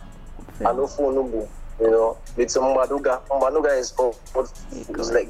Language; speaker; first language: English; non-native, local second language; Igbo